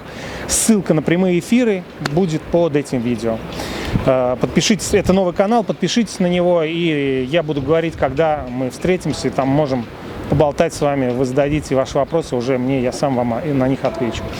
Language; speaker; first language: Russian; native; Russian